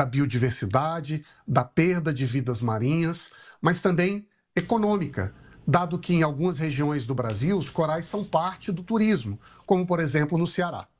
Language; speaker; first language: Portuguese; native; Portuguese